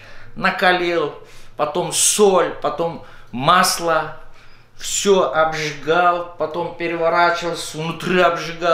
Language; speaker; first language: Russian; non-native, fluent; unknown